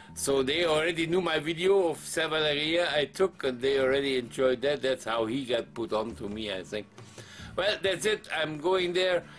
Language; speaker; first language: English; non-native, fluent; German